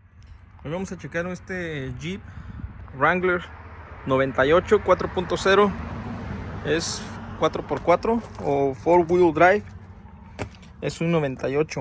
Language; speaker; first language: Spanish; native; Spanish